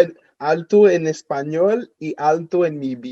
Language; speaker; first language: Spanish; non-native, learner; French